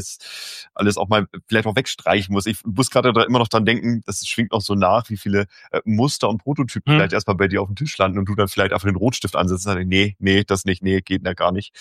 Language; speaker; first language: German; native; German